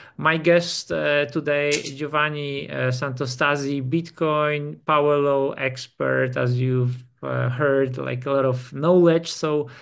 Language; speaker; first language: English; non-native, fluent; Polish